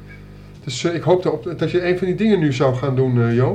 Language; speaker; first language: Dutch; native; Dutch